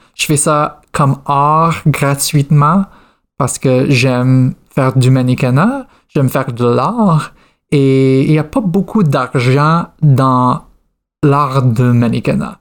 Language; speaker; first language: French; non-native, fluent; English